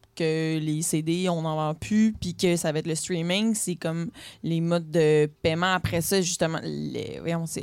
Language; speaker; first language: French; native; French